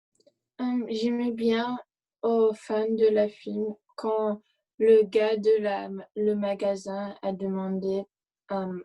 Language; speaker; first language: French; non-native, learner; English